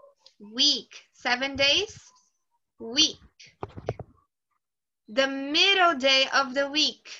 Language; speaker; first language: English; non-native, fluent; Portuguese